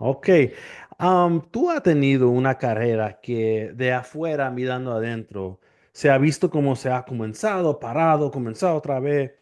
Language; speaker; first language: Spanish; early bilingual, heritage; English